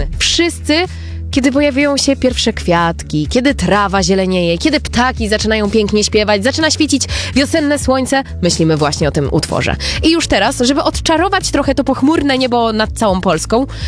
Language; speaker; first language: Polish; native; Polish